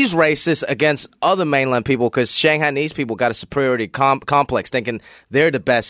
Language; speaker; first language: English; non-native, local second language; Cantonese